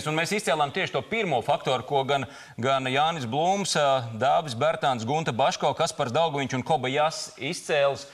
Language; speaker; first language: Latvian; native; Latvian